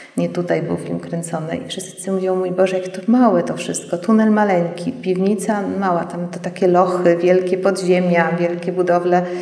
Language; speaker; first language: Polish; native; Polish